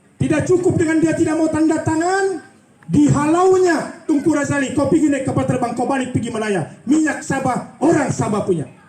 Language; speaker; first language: Malay; native; Malay